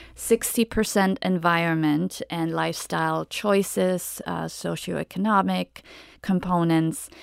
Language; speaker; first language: English; non-native, fluent; German